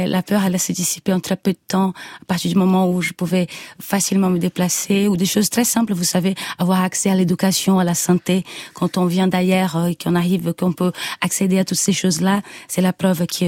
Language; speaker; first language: French; non-native, fluent; Portuguese